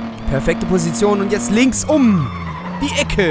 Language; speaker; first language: German; native; German